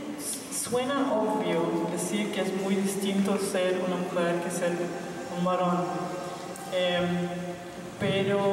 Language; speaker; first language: Spanish; non-native, local second language; Portuguese